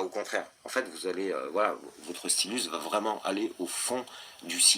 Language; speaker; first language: French; native; French